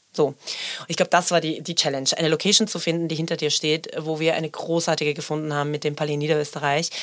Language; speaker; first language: German; early bilingual, other home language; Persian